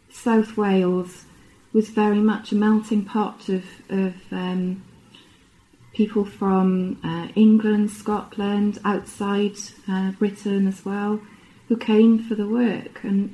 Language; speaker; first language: English; native; English